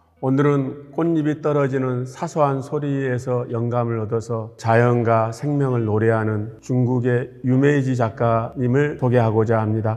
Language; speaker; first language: Korean; native; Korean